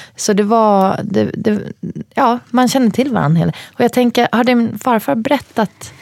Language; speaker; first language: Swedish; native; Swedish